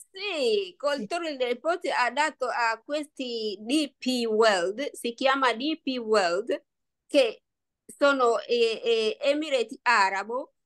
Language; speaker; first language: Italian; non-native, learner; Swahili